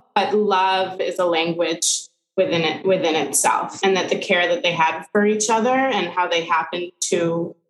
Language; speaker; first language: English; early bilingual, other home language; Spanish